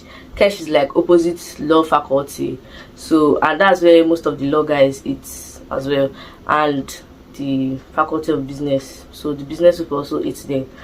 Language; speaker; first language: English; non-native, local second language; Igbo